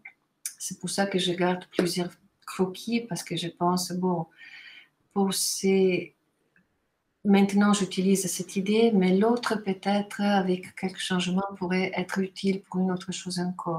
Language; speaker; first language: French; non-native, fluent; Italian